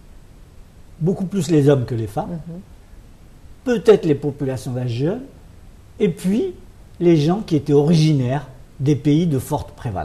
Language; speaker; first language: French; non-native, local second language; Arabic